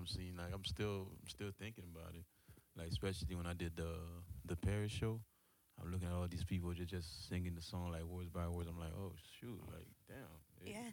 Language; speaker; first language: English; early bilingual, other home language; Haitian Creole